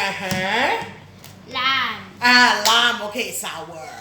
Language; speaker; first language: English; non-native, fluent; Thai